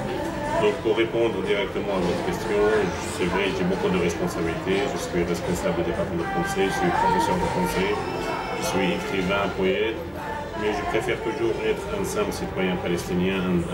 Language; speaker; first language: French; non-native, fluent; Arabic